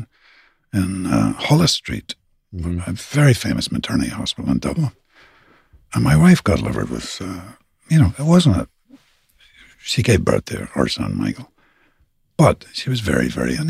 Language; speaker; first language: English; native; English